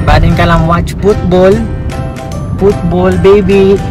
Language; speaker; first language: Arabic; non-native, learner; Maranao